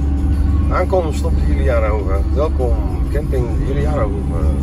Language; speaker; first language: Dutch; native; Dutch